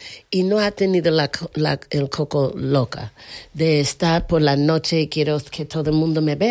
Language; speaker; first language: Spanish; non-native, fluent; English